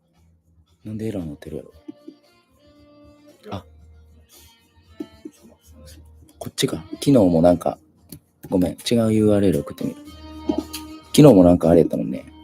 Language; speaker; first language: Japanese; native; Japanese